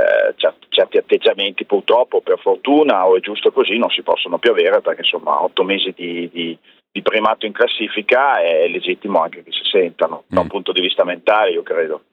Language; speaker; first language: Italian; native; Italian